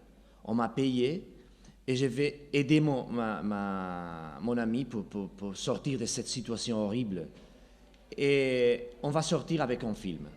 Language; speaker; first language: French; non-native, fluent; Spanish